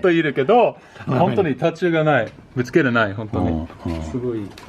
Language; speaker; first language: Japanese; non-native, learner; English